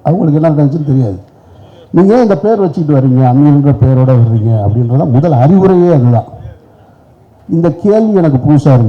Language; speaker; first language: Tamil; native; Tamil